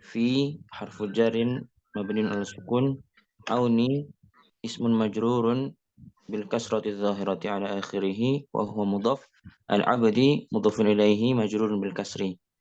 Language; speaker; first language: Arabic; non-native, learner; Indonesian